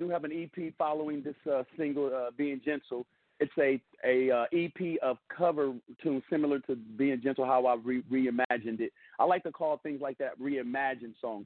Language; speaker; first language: English; native; English